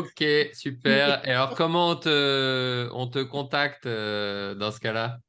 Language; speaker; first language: French; native; French